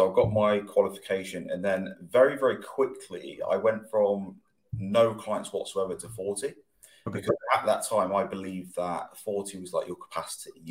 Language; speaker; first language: English; native; English